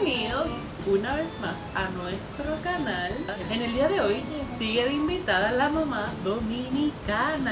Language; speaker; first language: Spanish; native; Spanish